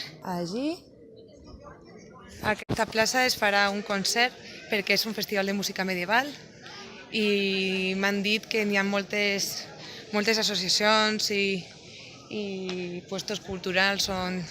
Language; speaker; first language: Catalan; non-native, local second language; Spanish